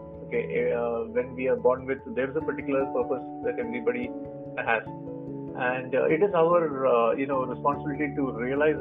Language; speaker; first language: English; non-native, local second language; Malayalam